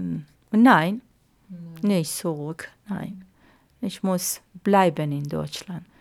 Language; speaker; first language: German; non-native, learner; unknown